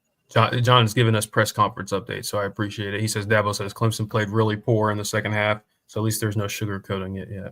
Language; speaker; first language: English; native; English